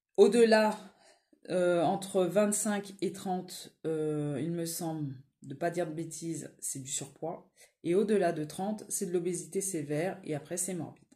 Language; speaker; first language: French; native; French